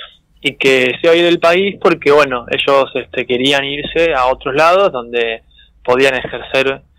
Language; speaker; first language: Spanish; native; Spanish